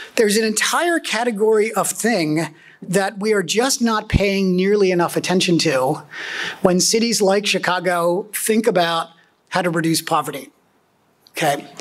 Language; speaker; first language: English; native; English